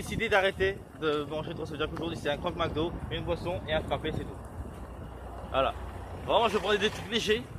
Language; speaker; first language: French; native; French